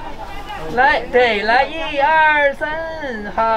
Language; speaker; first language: Chinese; native; Chinese